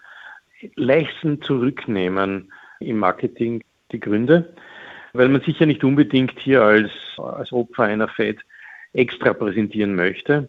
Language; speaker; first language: German; native; German